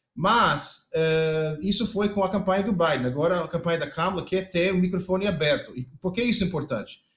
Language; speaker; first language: Portuguese; non-native, fluent; English